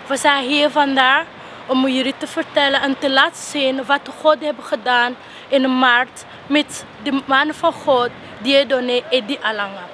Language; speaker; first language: Dutch; non-native, learner; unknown